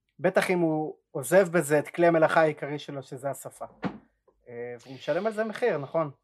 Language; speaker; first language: Hebrew; early bilingual, other home language; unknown